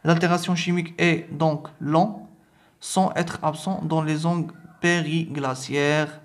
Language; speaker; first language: French; non-native, local second language; Arabic